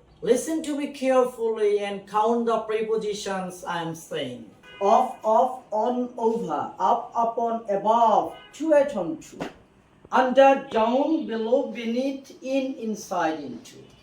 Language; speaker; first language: English; non-native, local second language; Bangla